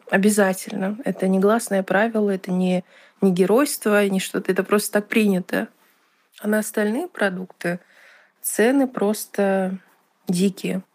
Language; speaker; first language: Russian; native; Russian